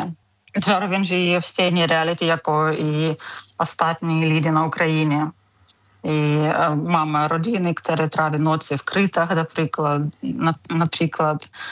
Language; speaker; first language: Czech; non-native, learner; Ukrainian